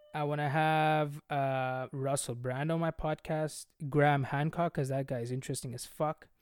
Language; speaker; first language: English; non-native, local second language; Bangla